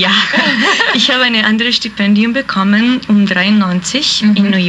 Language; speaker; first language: German; non-native, fluent; Hungarian